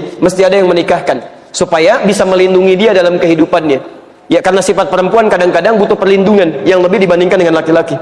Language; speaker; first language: Indonesian; native; Indonesian